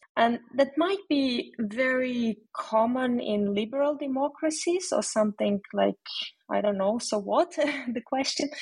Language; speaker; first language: English; non-native, fluent; Ukrainian